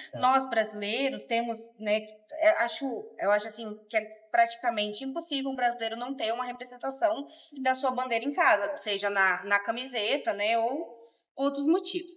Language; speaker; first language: Portuguese; native; Portuguese